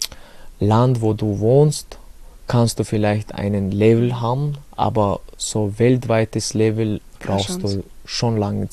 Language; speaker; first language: German; early bilingual, other home language; Chechen